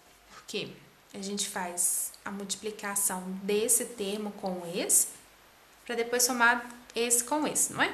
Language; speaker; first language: Portuguese; native; Portuguese